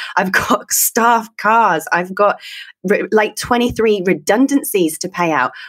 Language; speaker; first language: English; native; English